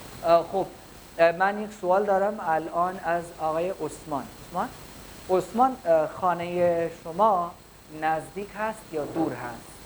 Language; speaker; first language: Persian; non-native, fluent; Urdu